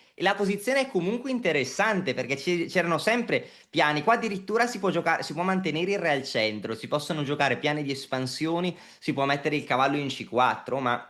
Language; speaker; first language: Italian; native; Italian